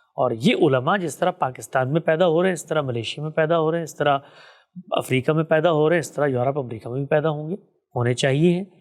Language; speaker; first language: Urdu; native; Urdu